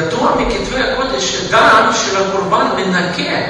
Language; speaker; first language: Hebrew; non-native, fluent; Russian